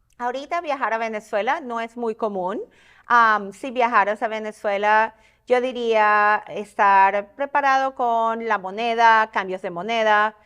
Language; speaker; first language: Spanish; native; Spanish